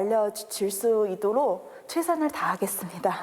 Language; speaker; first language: Korean; non-native, learner; Thai